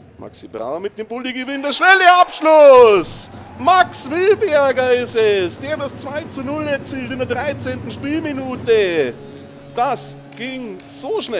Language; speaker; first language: German; native; German